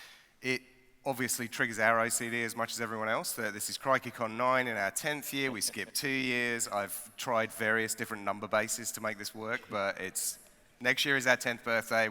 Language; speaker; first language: English; native; English